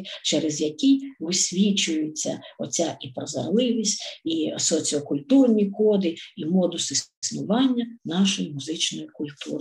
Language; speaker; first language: Ukrainian; native; Ukrainian